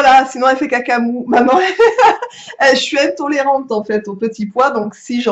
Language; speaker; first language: French; native; French